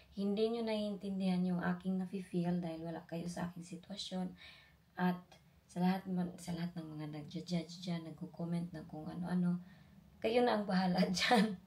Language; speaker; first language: Filipino; non-native, local second language; Cebuano